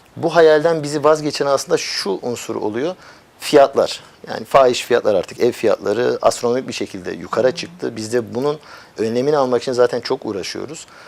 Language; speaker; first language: Turkish; early bilingual, heritage; Turkish